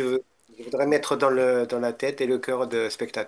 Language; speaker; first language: French; non-native, fluent; Japanese